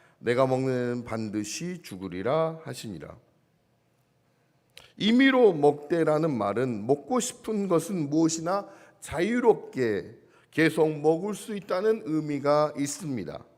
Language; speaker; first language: Korean; native; Korean